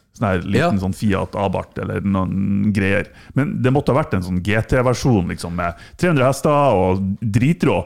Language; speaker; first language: Norwegian; native; Norwegian